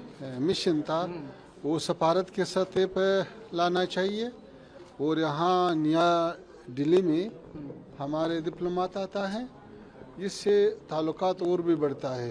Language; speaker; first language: Hindi; non-native, fluent; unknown